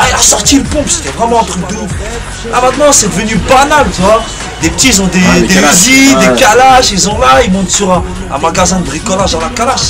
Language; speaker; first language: French; early bilingual, other home language; Arabic